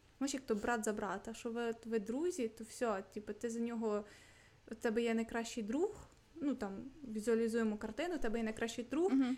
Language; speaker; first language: Ukrainian; non-native, local second language; Russian